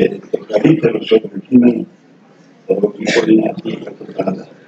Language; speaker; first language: Greek; non-native, fluent; Serbian